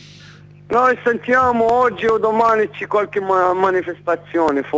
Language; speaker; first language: Italian; non-native, learner; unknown